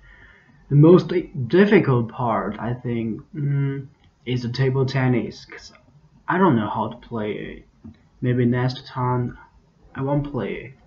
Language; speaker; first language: English; non-native, learner; Chinese